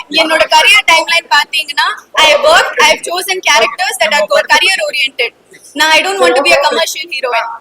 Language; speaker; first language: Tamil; non-native, local second language; Malayalam